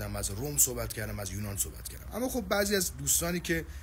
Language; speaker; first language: Persian; native; Persian